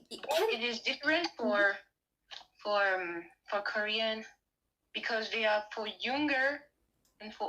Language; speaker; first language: English; non-native, learner; French